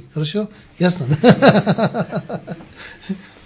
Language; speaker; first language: Russian; non-native, learner; Tibetan